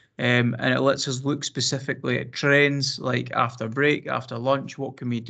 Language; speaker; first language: English; native; English